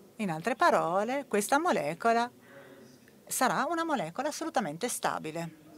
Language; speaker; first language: Italian; native; Italian